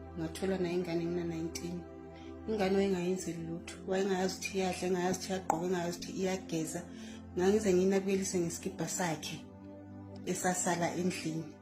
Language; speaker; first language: Zulu; native; Zulu